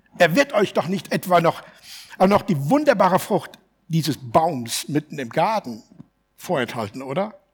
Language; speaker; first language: German; native; German